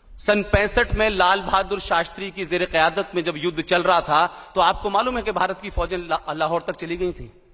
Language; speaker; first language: Hindi; native; Hindi